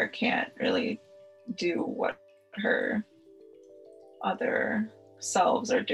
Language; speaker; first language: English; native; English